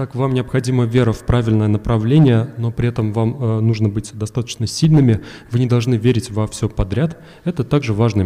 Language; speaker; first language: Russian; native; Russian